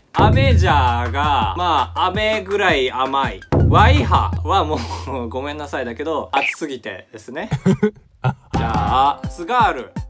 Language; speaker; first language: Japanese; native; Japanese